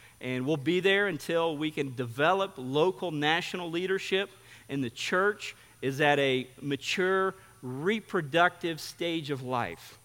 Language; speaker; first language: English; early bilingual, heritage; English